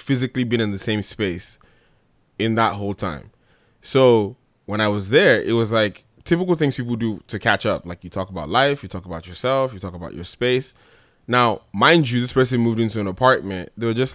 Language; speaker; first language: English; native; English